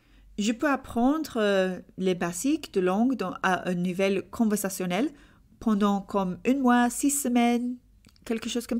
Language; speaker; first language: French; non-native, learner; English